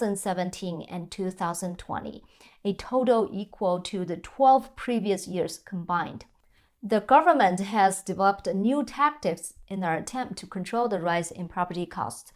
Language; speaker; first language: English; non-native, fluent; Chinese